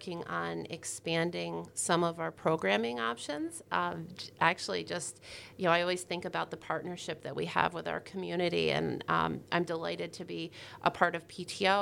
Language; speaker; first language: English; native; English